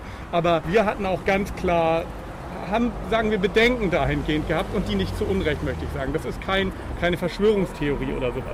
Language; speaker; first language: German; native; German